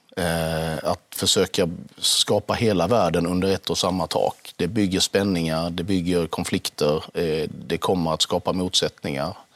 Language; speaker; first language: Swedish; native; Swedish